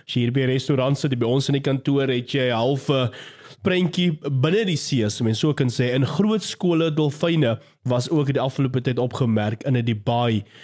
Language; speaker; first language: Afrikaans; native; Afrikaans